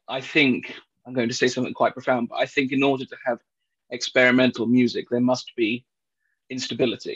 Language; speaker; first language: English; native; English